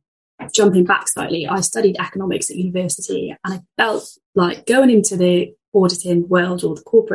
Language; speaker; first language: English; native; English